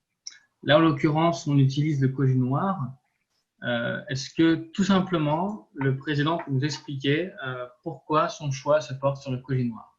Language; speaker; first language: French; native; French